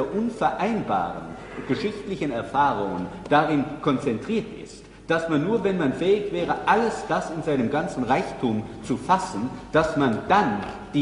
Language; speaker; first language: German; native; German